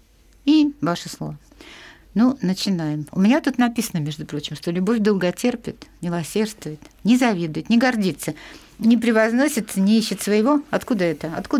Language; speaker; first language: Russian; native; Russian